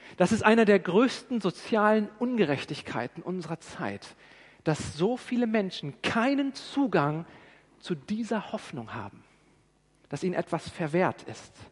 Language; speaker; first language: German; native; German